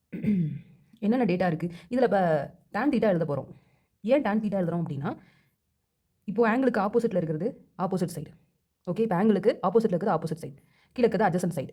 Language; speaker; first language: Tamil; native; Tamil